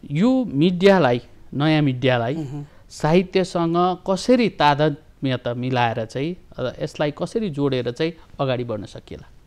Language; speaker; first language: Nepali; native; Nepali